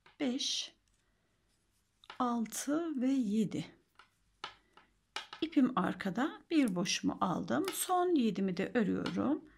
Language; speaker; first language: Turkish; native; Turkish